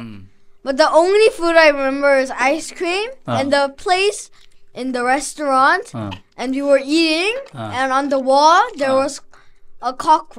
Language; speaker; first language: English; non-native, learner; Korean